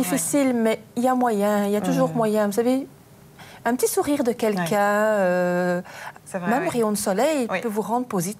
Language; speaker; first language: French; native; French